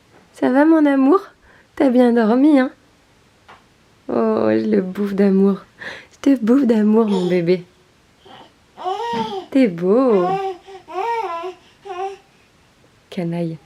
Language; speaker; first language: French; native; French